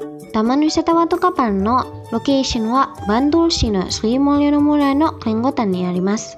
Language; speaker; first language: Japanese; non-native, fluent; Indonesian